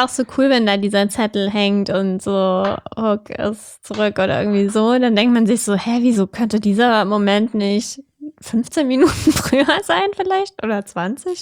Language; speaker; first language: German; native; German